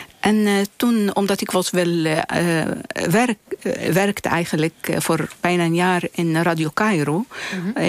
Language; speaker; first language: Dutch; non-native, fluent; Arabic